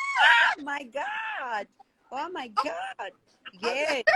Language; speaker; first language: English; non-native, learner; Hindi